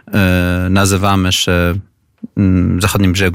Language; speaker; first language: Polish; non-native, fluent; Arabic